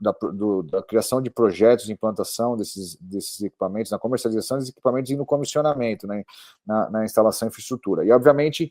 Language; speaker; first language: Portuguese; native; Portuguese